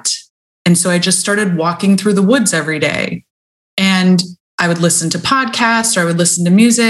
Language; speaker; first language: English; native; English